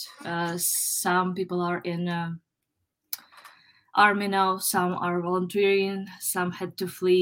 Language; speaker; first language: English; non-native, fluent; Ukrainian